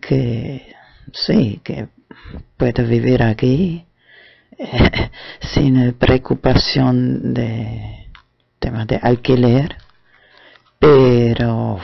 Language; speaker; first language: Spanish; non-native, fluent; German